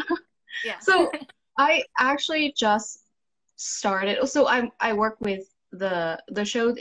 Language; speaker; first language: English; non-native, local second language; Cantonese